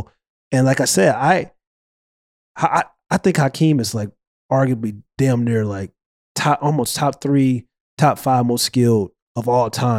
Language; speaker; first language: English; native; English